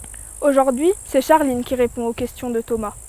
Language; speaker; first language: French; native; French